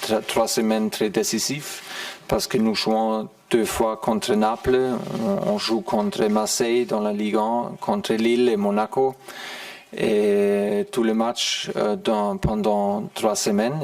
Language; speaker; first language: French; non-native, fluent; German